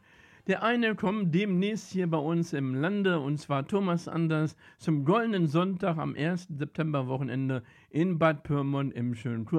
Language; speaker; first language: German; native; German